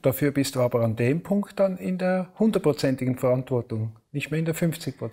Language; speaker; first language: German; native; German